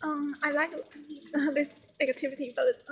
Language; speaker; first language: English; non-native, learner; Chinese